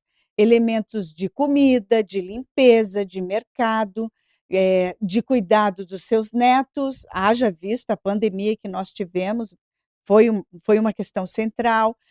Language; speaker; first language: Portuguese; native; Portuguese